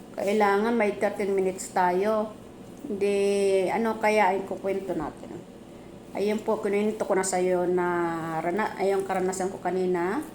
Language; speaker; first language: Filipino; non-native, local second language; Bikol